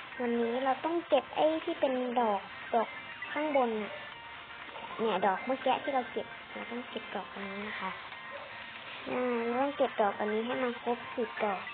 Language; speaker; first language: Thai; native; Thai